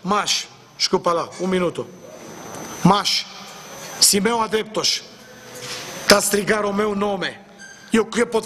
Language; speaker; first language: Portuguese; non-native, learner; Spanish